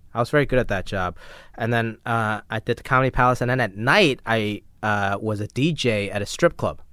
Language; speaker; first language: English; non-native, local second language; Chinese